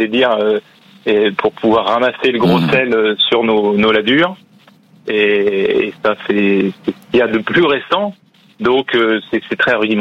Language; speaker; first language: French; native; French